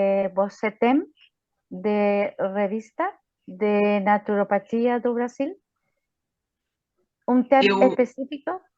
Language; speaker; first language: Portuguese; non-native, learner; Spanish